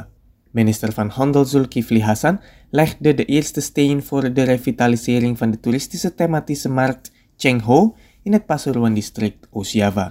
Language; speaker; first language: Dutch; non-native, fluent; Indonesian